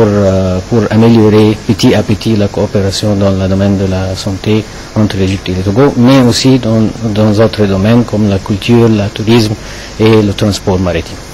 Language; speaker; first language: French; non-native, fluent; Arabic